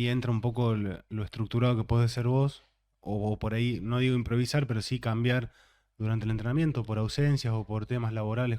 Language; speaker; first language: Spanish; native; Spanish